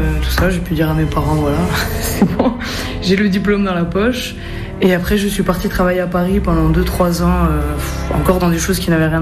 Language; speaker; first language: French; native; French